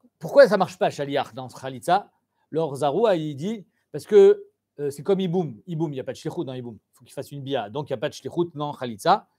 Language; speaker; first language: French; native; French